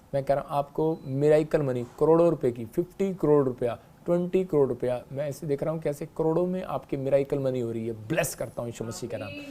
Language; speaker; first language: Hindi; non-native, local second language; Punjabi